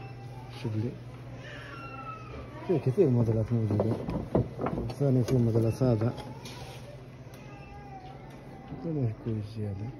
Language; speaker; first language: Arabic; non-native, learner; Bangla